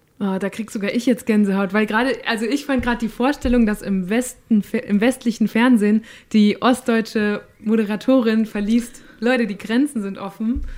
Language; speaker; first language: German; native; German